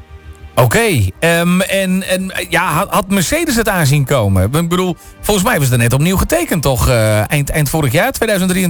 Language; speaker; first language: Dutch; native; Dutch